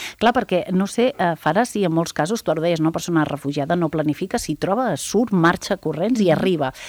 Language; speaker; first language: Catalan; native; Catalan